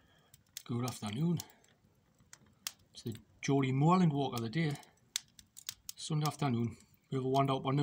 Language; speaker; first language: English; native; English